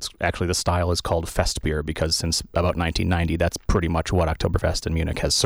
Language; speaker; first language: English; native; English